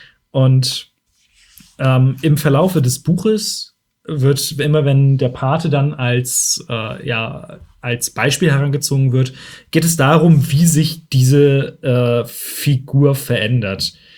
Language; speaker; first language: German; native; German